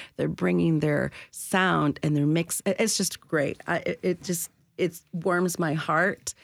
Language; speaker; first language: English; native; English